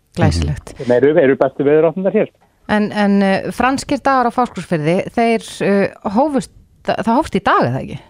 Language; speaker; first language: Icelandic; native; Icelandic